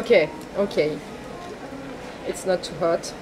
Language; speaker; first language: English; non-native, learner; French